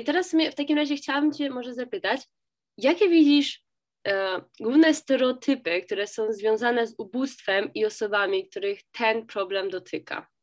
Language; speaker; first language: Polish; non-native, learner; French